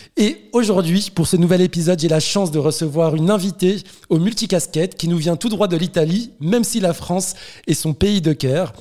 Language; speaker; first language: French; non-native, local second language; Arabic